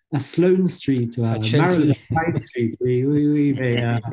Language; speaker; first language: French; non-native, fluent; English